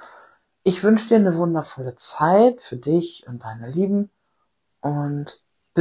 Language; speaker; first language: German; native; German